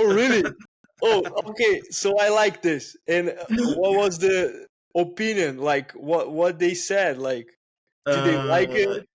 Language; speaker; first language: English; non-native, fluent; Portuguese